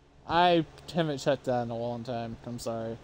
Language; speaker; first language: English; native; English